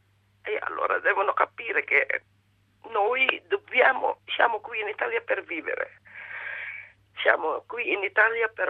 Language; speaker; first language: Italian; non-native, fluent; Filipino